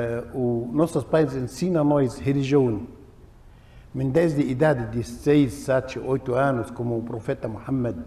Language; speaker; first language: Portuguese; non-native, learner; Arabic